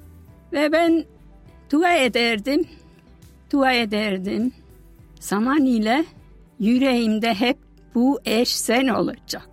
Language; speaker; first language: Turkish; non-native, fluent; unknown